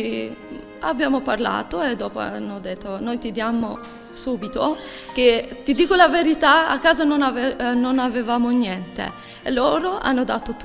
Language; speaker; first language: Italian; non-native, learner; Albanian